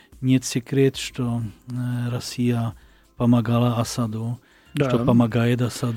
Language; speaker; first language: Russian; non-native, learner; Slovak